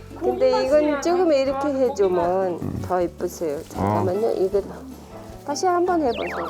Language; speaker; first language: Korean; non-native, learner; Mongolian